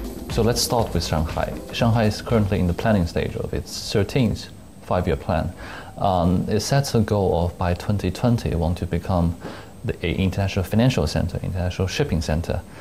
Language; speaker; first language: English; non-native, fluent; Chinese